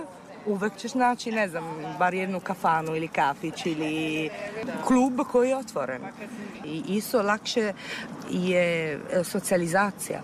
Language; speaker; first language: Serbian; non-native, fluent; Italian